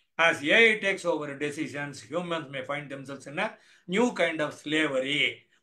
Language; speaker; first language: English; non-native, local second language; Tamil